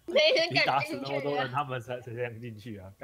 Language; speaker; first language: Chinese; native; Chinese